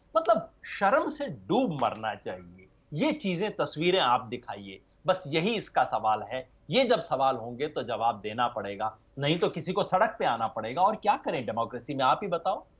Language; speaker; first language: Hindi; native; Hindi